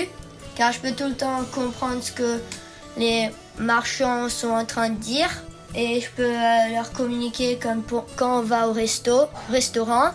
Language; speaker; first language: French; early bilingual, heritage; French